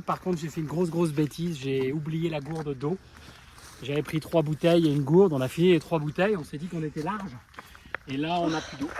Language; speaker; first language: French; native; French